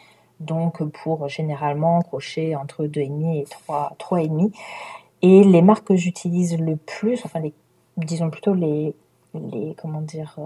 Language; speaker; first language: French; native; French